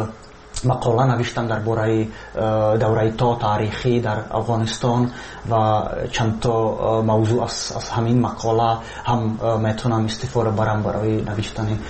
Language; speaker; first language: Persian; non-native, learner; Czech